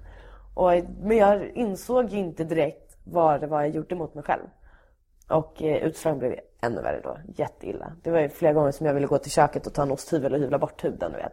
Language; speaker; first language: Swedish; native; Swedish